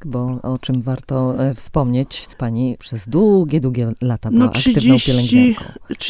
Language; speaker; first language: Polish; native; Polish